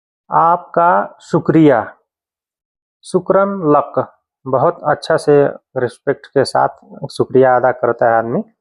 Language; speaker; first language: Hindi; native; Hindi